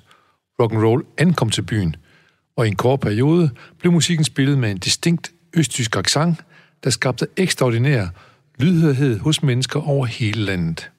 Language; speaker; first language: Danish; native; Danish